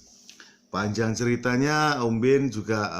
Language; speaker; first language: Indonesian; early bilingual, heritage; Indonesian